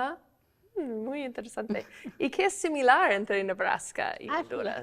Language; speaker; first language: Spanish; non-native, fluent; English